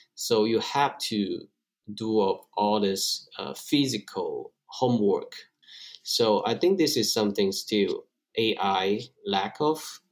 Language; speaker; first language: English; non-native, fluent; Chinese